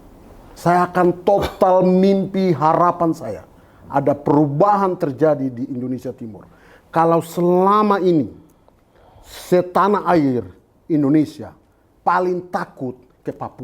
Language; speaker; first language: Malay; non-native, local second language; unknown